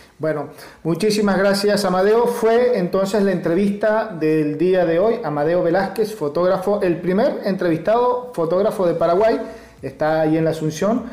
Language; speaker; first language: Spanish; native; Spanish